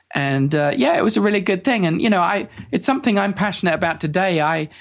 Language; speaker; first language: English; native; English